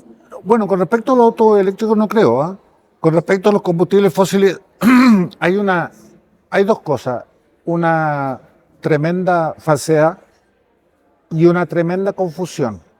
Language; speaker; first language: Spanish; native; Spanish